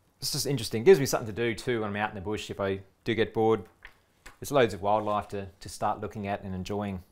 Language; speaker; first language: English; native; English